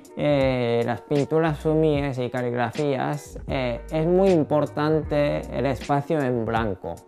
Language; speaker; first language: Spanish; non-native, fluent; Japanese